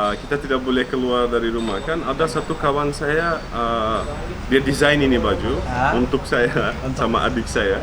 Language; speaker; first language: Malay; non-native, fluent; Turkish